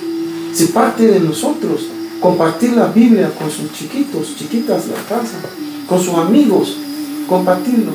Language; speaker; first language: Spanish; non-native, learner; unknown